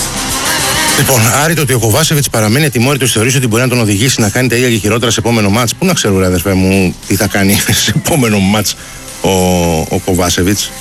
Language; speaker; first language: Greek; native; Greek